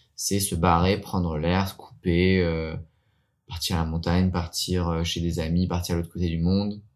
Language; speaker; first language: French; early bilingual, heritage; French